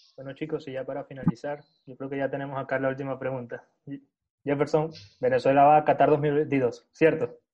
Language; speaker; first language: Spanish; native; Spanish